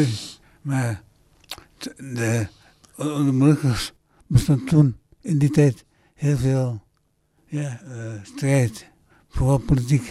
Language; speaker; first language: Dutch; early bilingual, other home language; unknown